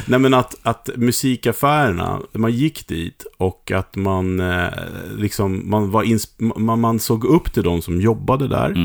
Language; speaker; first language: Swedish; native; Swedish